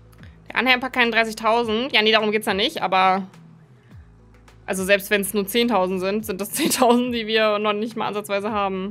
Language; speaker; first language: German; native; German